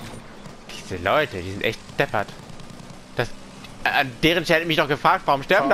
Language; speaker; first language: German; native; German